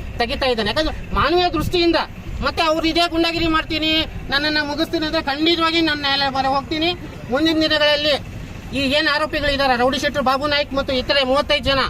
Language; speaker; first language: Kannada; non-native, local second language; Lambadi